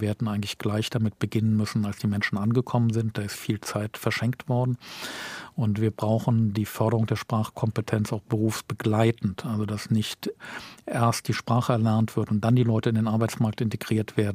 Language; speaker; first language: German; native; German